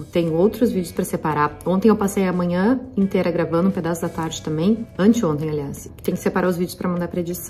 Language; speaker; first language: Portuguese; native; Portuguese